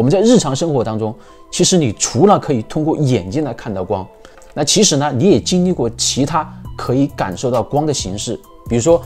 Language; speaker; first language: Chinese; native; Chinese